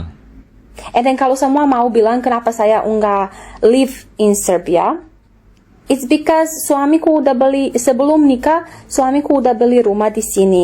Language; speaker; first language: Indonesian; non-native, learner; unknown